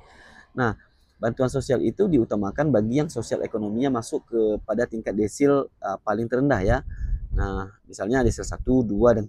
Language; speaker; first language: Indonesian; native; Indonesian